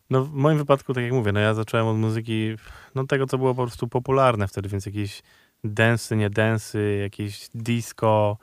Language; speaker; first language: Polish; native; Polish